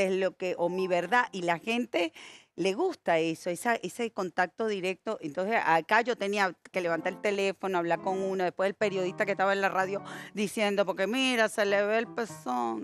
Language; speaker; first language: Spanish; native; Spanish